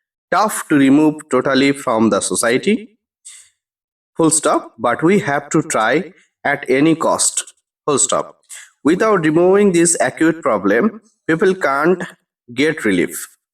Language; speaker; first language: English; non-native, local second language; Bangla